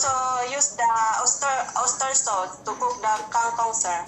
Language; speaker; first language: English; non-native, learner; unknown